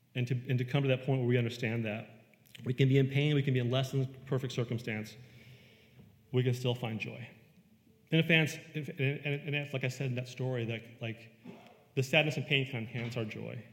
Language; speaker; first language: English; native; English